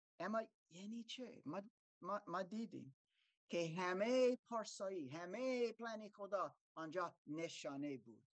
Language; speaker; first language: Persian; non-native, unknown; German